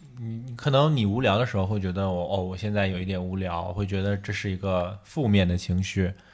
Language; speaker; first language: Chinese; native; Chinese